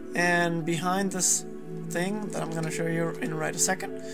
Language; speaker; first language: English; non-native, fluent; Danish